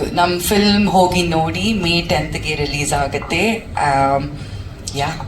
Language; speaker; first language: Kannada; non-native, local second language; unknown